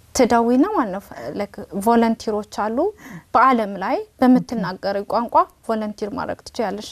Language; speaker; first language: Amharic; native; Amharic